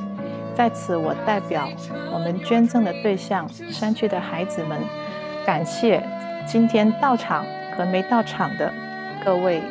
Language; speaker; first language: Chinese; native; Chinese